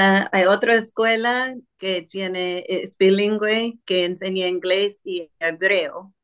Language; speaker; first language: Spanish; non-native, fluent; English